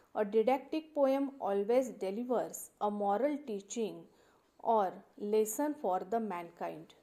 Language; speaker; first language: English; non-native, local second language; Marathi